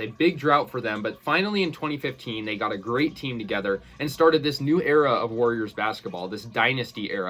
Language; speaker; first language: English; native; English